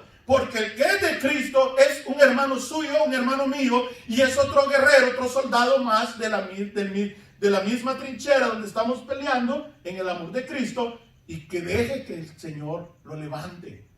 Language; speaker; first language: Spanish; native; Spanish